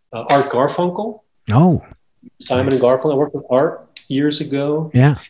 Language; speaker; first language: English; native; English